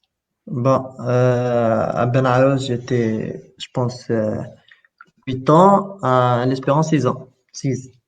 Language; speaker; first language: French; non-native, local second language; Arabic